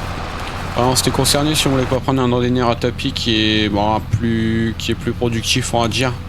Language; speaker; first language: French; native; French